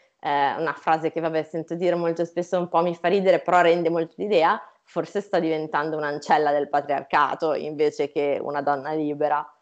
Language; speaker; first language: Italian; native; Italian